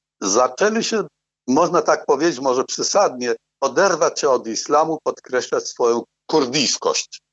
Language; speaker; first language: Polish; non-native, fluent; Arabic